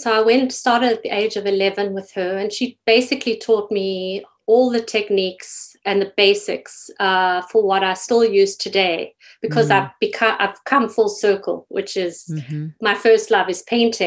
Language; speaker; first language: English; native; English